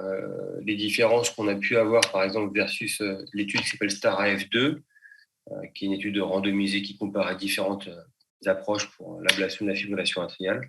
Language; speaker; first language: French; native; French